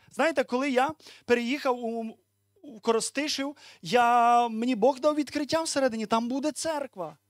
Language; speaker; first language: Ukrainian; native; Ukrainian